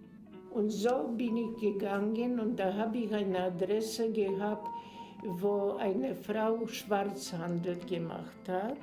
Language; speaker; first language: German; non-native, fluent; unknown